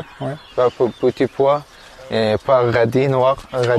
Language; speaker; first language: French; non-native, learner; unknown